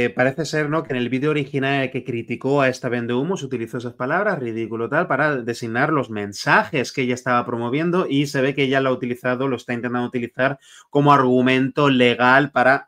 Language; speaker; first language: Spanish; native; Spanish